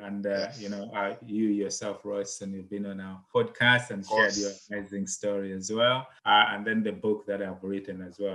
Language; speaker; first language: English; non-native, local second language; Nyanja